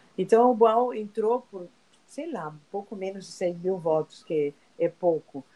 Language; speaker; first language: Portuguese; non-native, fluent; Spanish